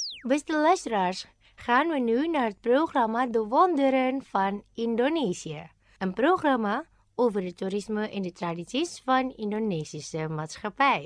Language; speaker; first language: Dutch; non-native, fluent; Indonesian